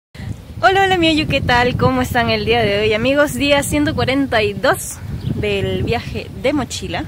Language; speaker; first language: Spanish; native; Spanish